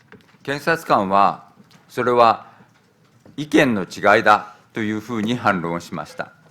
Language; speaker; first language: Japanese; native; Japanese